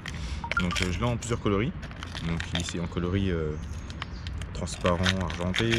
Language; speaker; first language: French; native; French